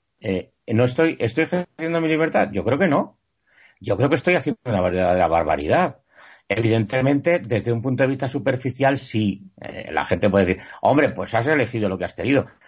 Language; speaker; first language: Spanish; native; Spanish